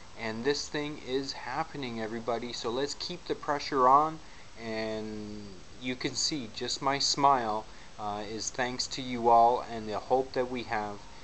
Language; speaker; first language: English; native; English